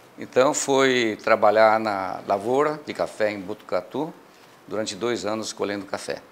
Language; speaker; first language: Portuguese; early bilingual, other home language; Japanese